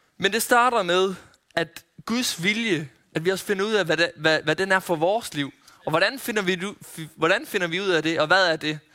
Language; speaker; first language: Danish; native; Danish